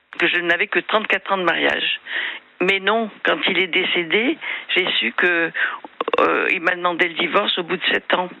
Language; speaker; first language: French; native; French